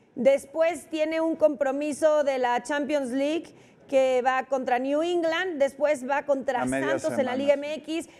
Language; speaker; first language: Spanish; native; Spanish